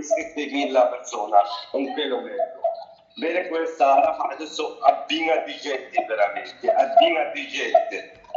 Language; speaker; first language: Italian; non-native, learner; Arabic